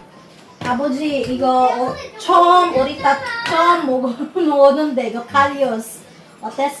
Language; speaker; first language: Korean; non-native, local second language; Filipino